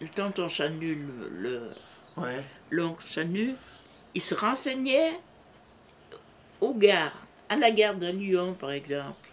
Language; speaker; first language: French; native; French